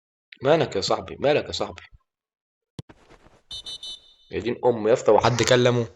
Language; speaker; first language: Arabic; native; Arabic